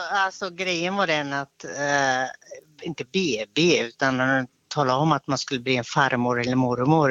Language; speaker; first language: Swedish; native; Swedish